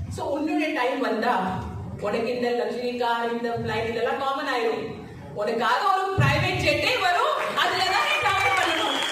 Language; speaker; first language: Tamil; non-native, fluent; Hindi